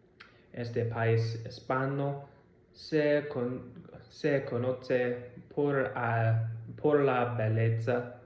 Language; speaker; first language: Spanish; non-native, learner; English